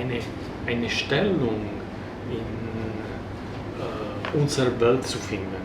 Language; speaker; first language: German; non-native, fluent; Italian